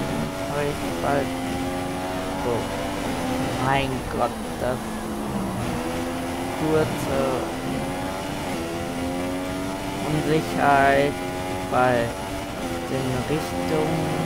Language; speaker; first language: German; native; German